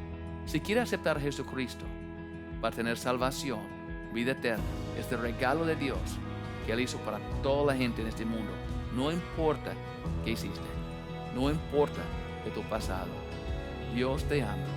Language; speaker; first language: Spanish; non-native, fluent; English